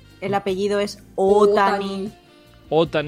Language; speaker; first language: Spanish; non-native, learner; Japanese